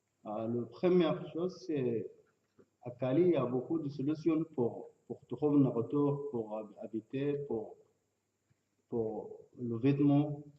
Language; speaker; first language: French; non-native, learner; Arabic